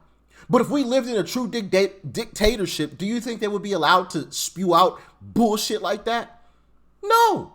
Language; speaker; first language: English; native; English